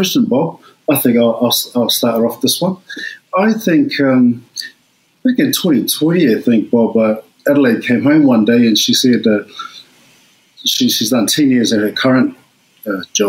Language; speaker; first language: English; native; English